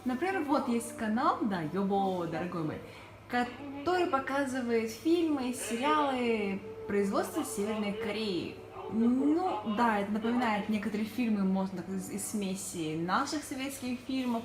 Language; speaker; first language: Russian; native; Russian